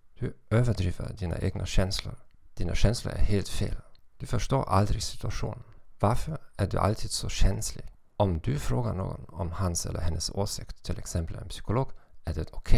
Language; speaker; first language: Swedish; non-native, fluent; German